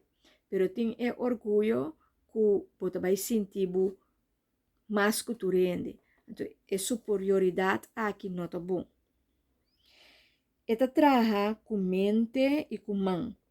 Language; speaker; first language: Portuguese; non-native, learner; Papiamento